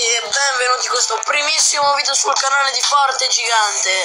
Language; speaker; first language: Italian; native; Italian